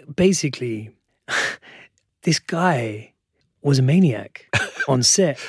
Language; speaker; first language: English; non-native, local second language; Urdu